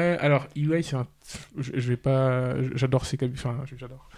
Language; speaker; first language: French; non-native, local second language; Wolof